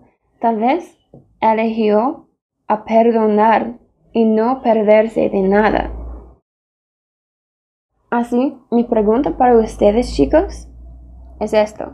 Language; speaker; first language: Spanish; non-native, fluent; English